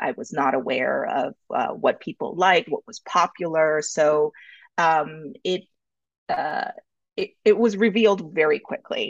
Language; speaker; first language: English; early bilingual, other home language; Korean